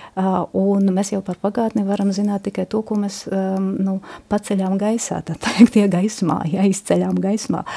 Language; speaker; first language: Latvian; non-native, local second language; Russian